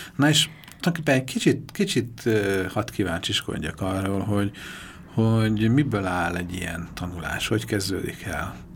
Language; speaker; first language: Hungarian; native; Hungarian